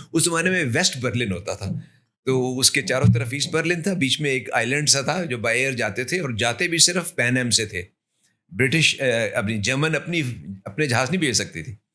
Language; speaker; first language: Urdu; native; Urdu